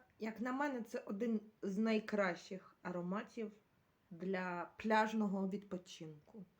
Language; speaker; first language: Ukrainian; native; Ukrainian